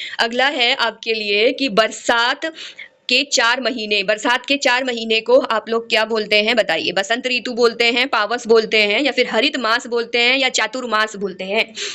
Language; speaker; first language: Hindi; native; Hindi